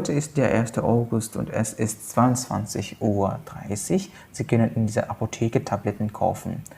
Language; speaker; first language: German; non-native, fluent; Indonesian